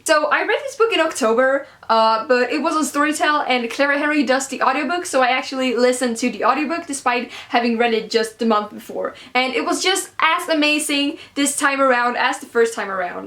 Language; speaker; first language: English; non-native, fluent; Swedish